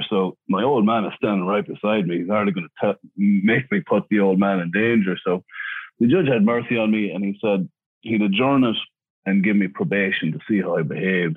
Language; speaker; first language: English; native; English